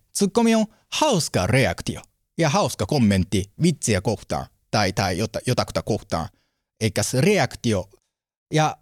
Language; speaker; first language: Finnish; non-native, learner; Japanese